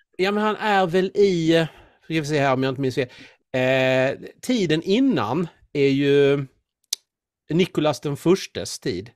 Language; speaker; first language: Swedish; native; Swedish